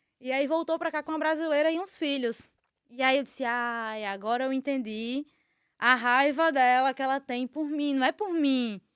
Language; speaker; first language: Portuguese; native; Portuguese